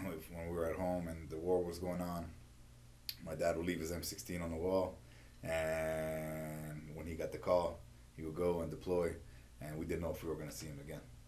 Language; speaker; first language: English; early bilingual, other home language; Hebrew